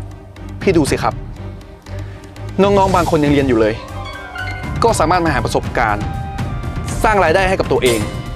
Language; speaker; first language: Thai; native; Thai